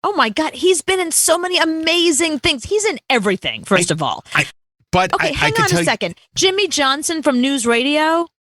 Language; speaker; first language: English; native; English